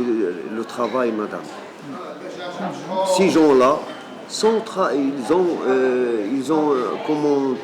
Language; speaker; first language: French; non-native, local second language; Arabic